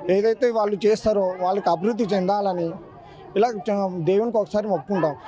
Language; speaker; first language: Telugu; non-native, local second language; Lambadi